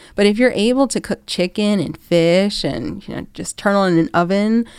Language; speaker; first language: English; native; English